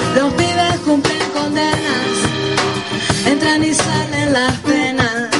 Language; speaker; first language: Spanish; native; Spanish